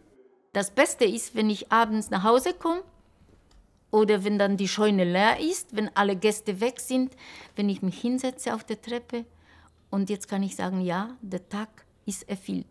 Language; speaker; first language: German; non-native, local second language; Polish